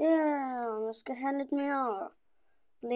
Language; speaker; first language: Danish; early bilingual, other home language; Polish